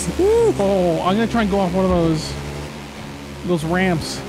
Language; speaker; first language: English; native; English